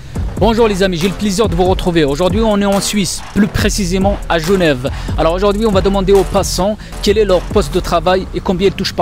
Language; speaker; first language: French; native; French